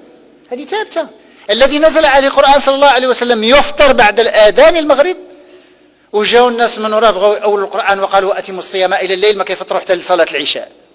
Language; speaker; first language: Arabic; native; Arabic